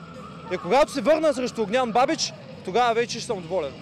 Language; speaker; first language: Bulgarian; native; Bulgarian